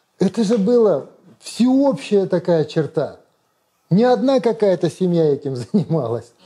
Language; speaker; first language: Russian; non-native, local second language; Kazakh